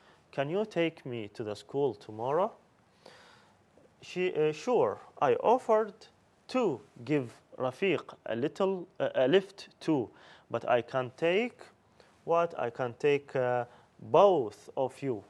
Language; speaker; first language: English; non-native, fluent; Arabic